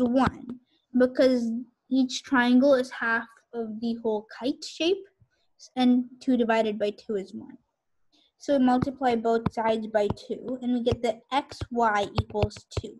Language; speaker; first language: English; native; English